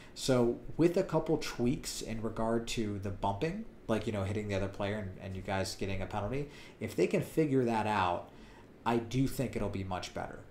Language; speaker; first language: English; native; English